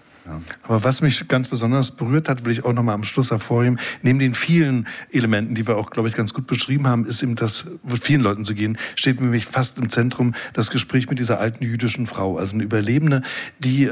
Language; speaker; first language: German; native; German